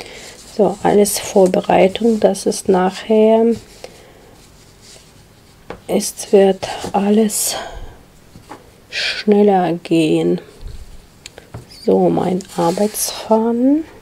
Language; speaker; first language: German; non-native, learner; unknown